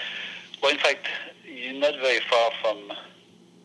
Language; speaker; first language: English; non-native, fluent; French